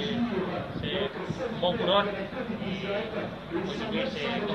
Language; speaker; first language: French; non-native, learner; Italian